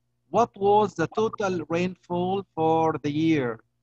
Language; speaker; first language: English; non-native, fluent; Arabic